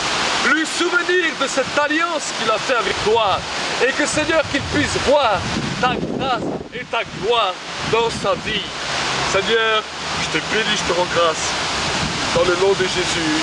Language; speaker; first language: French; native; French